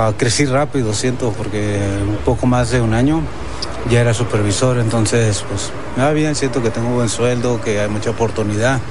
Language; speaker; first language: Spanish; early bilingual, heritage; Spanish